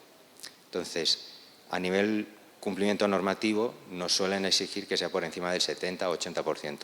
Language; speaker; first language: Spanish; native; Spanish